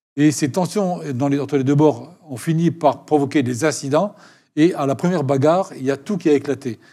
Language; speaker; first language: French; native; French